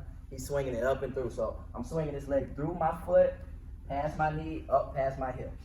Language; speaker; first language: English; native; English